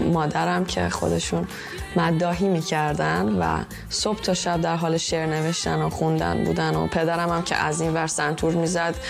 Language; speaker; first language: Persian; early bilingual, heritage; Persian